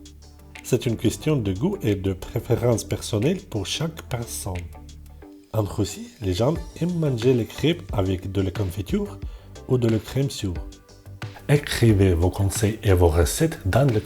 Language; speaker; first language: French; non-native, fluent; Russian